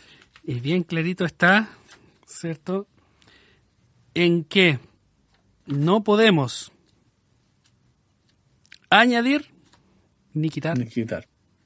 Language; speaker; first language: Spanish; native; Spanish